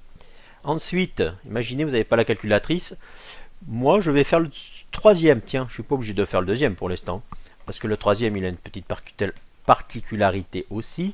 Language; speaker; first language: French; native; French